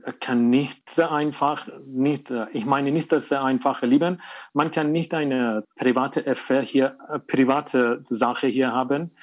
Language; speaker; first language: German; non-native, learner; Persian